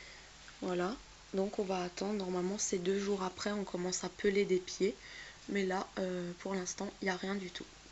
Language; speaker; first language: French; native; French